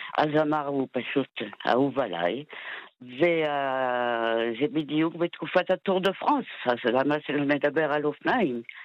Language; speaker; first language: Hebrew; non-native, fluent; French